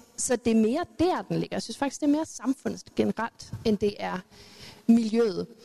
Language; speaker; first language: Danish; early bilingual, other home language; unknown